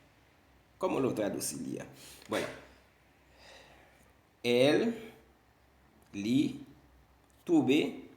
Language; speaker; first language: Spanish; non-native, fluent; Haitian Creole